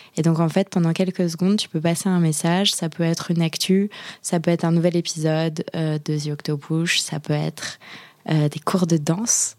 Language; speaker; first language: French; native; French